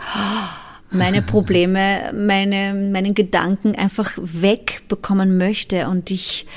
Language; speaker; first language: German; non-native, fluent; Portuguese